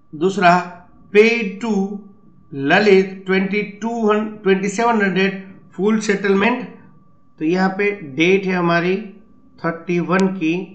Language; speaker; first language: Hindi; non-native, local second language; Gujarati